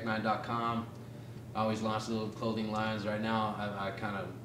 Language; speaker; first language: English; native; English